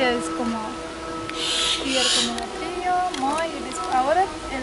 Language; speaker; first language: Spanish; non-native, learner; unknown